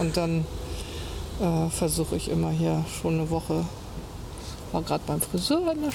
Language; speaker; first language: German; native; German